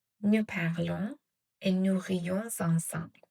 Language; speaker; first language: French; non-native, fluent; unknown